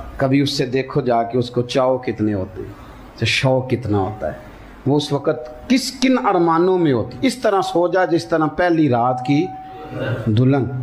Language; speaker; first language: Urdu; non-native, local second language; Punjabi